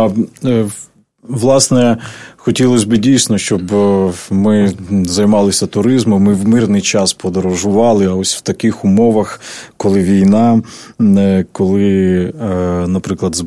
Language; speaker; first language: Ukrainian; native; Ukrainian